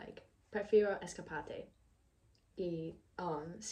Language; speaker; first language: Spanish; non-native, learner; English